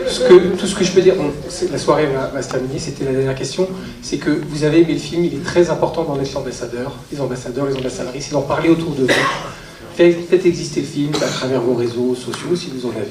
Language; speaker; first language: French; native; French